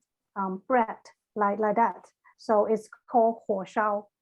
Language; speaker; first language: English; non-native, learner; Chinese